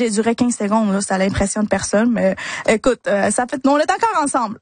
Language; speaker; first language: French; early bilingual, other home language; Spanish